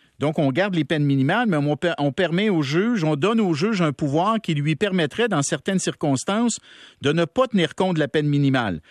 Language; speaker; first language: French; native; French